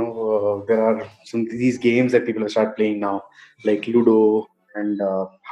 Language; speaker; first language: English; non-native, local second language; Hindi